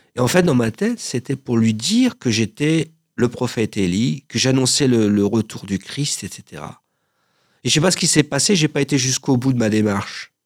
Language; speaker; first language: French; native; French